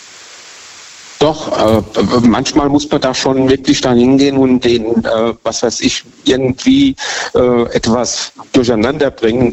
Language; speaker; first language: German; native; German